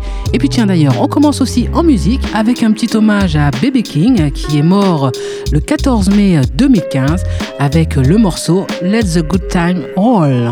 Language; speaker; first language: French; native; French